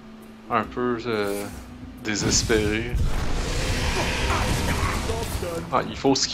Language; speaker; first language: French; native; French